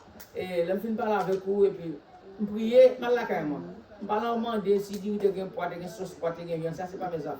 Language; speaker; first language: French; non-native, local second language; Haitian Creole